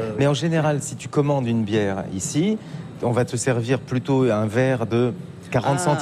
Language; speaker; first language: French; native; French